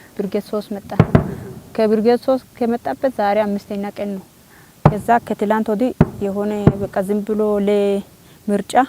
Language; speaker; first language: Amharic; non-native, local second language; Wolaytta